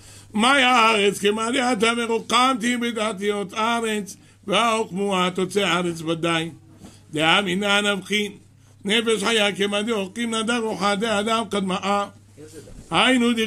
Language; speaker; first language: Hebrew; native; Hebrew